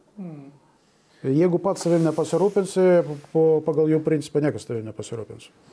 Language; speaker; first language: Lithuanian; non-native, local second language; Russian